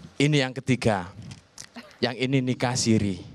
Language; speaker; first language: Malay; non-native, local second language; Javanese